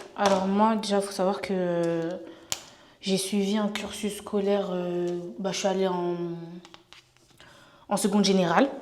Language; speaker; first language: French; native; French